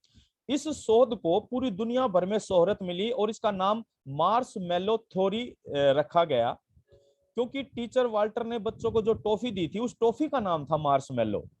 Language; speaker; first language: Hindi; native; Hindi